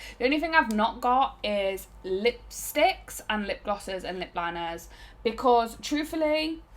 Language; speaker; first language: English; native; English